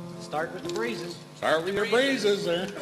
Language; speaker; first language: English; native; English